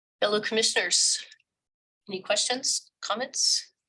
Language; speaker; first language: English; native; English